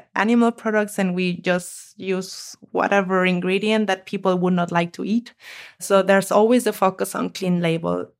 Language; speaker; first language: English; non-native, fluent; Spanish